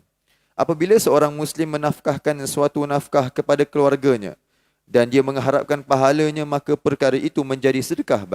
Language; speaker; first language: Malay; native; Malay